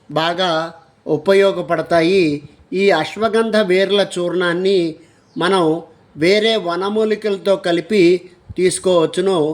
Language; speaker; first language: Telugu; native; Telugu